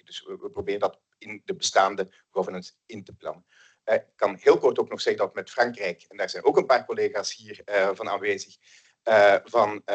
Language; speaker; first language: Dutch; native; Dutch